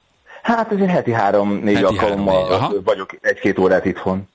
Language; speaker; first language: Hungarian; native; Hungarian